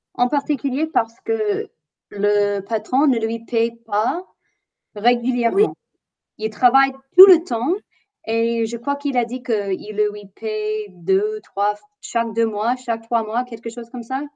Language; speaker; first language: French; non-native, fluent; English